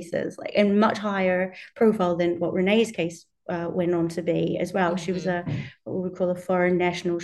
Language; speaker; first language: English; native; English